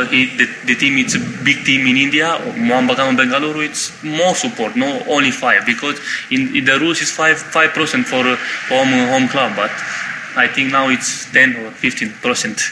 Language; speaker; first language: English; non-native, learner; Romanian